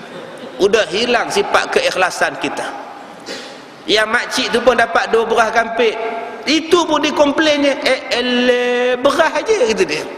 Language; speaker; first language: Malay; native; Malay